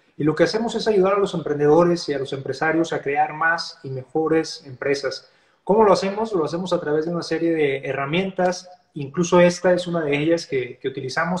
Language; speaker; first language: Spanish; native; Spanish